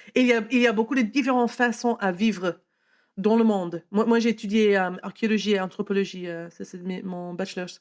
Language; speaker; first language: French; non-native, fluent; English